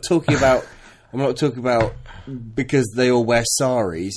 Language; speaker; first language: English; native; English